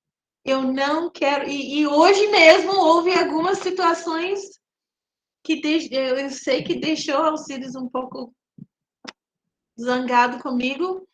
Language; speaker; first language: Portuguese; non-native, fluent; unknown